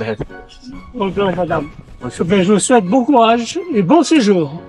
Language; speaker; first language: French; native; French